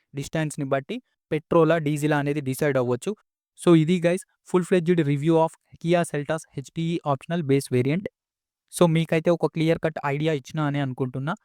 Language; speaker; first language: Telugu; native; Telugu